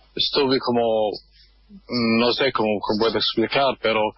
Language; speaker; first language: Spanish; non-native, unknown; Arabic